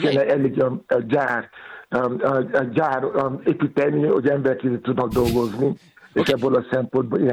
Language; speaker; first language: Hungarian; non-native, learner; Yoruba